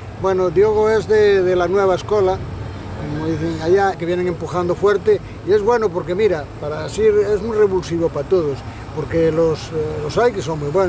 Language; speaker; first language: Spanish; native; Spanish